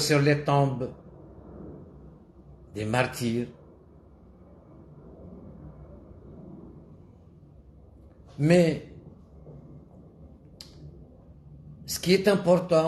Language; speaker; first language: French; non-native, local second language; Kabyle